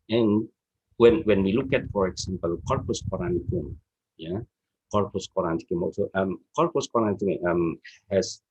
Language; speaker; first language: English; non-native, fluent; Indonesian